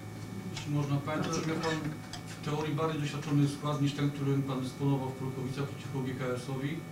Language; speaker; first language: Polish; native; Polish